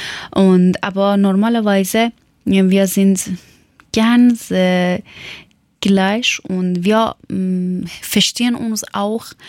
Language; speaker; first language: German; non-native, learner; Persian